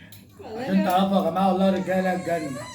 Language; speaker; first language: Arabic; native; Arabic